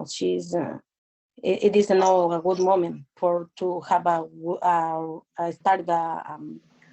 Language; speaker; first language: English; non-native, learner; Spanish